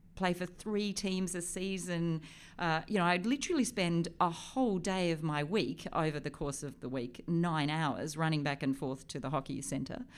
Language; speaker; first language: English; native; English